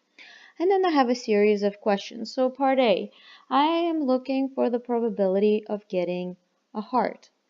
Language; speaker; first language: English; non-native, fluent; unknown